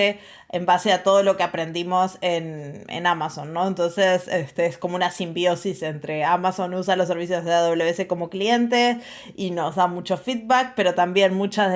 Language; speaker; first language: Spanish; native; Spanish